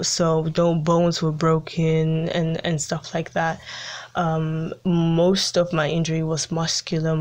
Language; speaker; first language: English; early bilingual, other home language; Italian